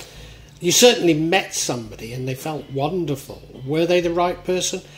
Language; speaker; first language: English; native; English